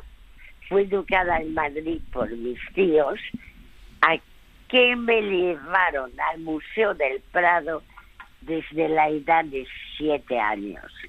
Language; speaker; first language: Spanish; early bilingual, other home language; French